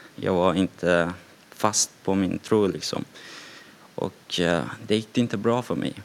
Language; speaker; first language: Swedish; non-native, fluent; Persian